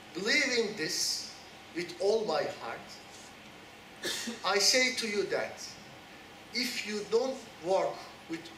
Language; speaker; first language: English; non-native, fluent; Turkish